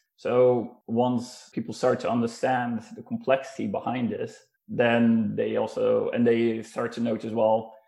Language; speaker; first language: English; non-native, fluent; Dutch